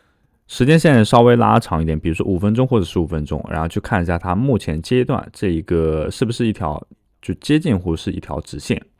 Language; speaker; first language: Chinese; native; Chinese